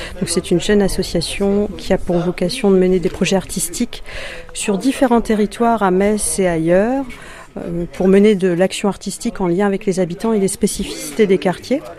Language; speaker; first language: French; native; French